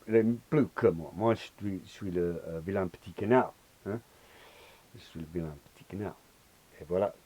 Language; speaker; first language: French; non-native, learner; English